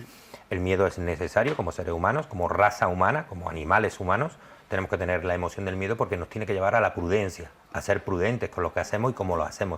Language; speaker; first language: Spanish; native; Spanish